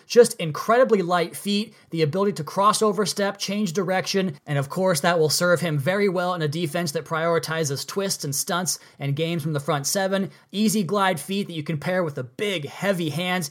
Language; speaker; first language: English; native; English